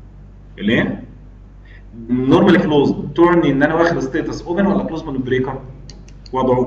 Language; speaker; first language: Arabic; native; Arabic